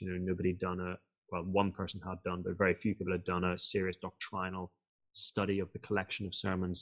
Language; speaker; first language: English; native; English